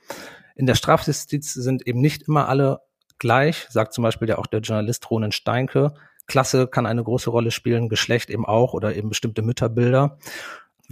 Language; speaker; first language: German; native; German